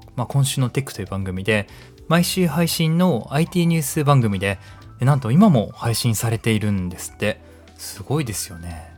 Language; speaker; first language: Japanese; native; Japanese